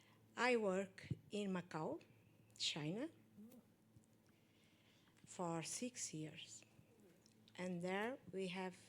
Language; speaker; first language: English; non-native, learner; Portuguese